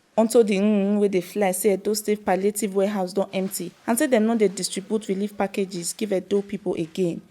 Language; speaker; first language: Nigerian Pidgin; native; Nigerian Pidgin